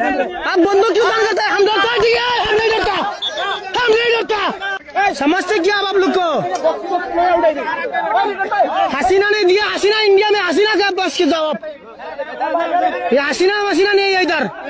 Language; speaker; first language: Hindi; non-native, learner; Bangla